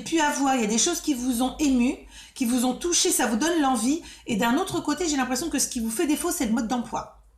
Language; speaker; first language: French; native; French